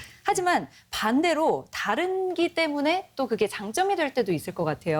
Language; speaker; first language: Korean; native; Korean